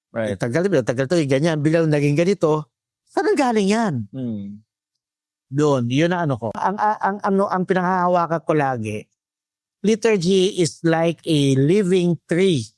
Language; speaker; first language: Filipino; native; Filipino